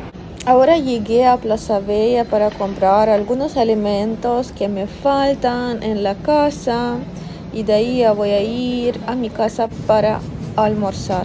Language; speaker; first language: Spanish; non-native, fluent; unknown